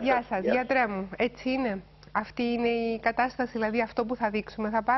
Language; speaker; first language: Greek; native; Greek